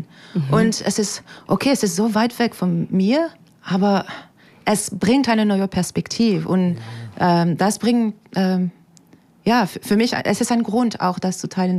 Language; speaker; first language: German; non-native, fluent; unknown